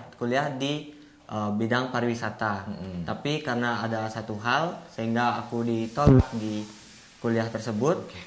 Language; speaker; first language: Indonesian; non-native, local second language; Balinese